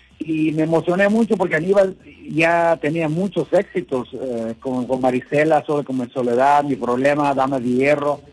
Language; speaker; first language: Spanish; early bilingual, heritage; Spanish